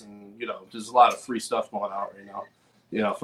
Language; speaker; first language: English; native; English